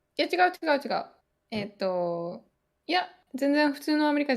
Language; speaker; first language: Japanese; native; Japanese